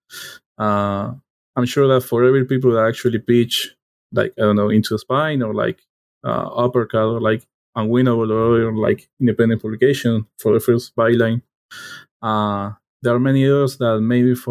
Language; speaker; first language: English; non-native, fluent; Spanish